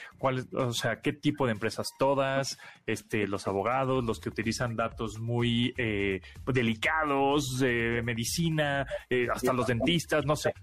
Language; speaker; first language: Spanish; native; Spanish